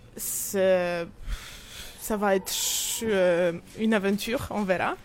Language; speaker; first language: French; non-native, fluent; Polish